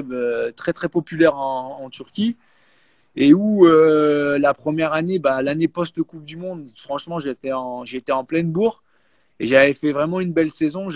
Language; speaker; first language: French; native; French